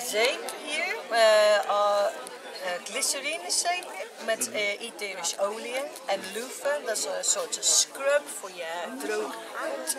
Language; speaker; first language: Dutch; non-native, fluent; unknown